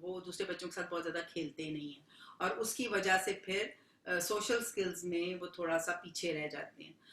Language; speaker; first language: Urdu; native; Urdu